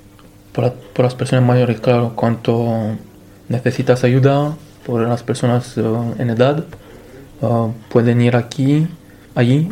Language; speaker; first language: Spanish; non-native, fluent; Romanian